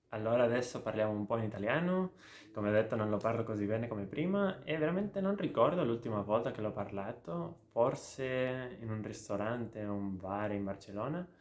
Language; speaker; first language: Italian; non-native, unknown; Catalan